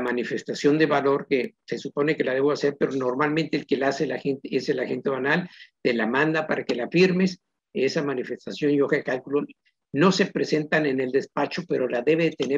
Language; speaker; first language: Spanish; native; Spanish